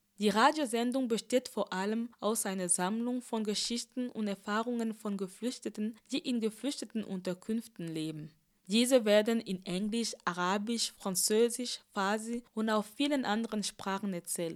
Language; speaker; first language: German; native; German